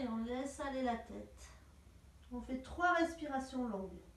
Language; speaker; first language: French; native; French